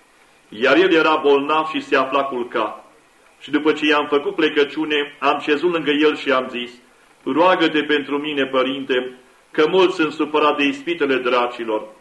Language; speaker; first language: Romanian; native; Romanian